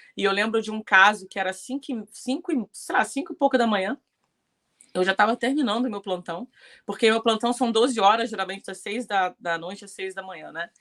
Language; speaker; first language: Portuguese; native; Portuguese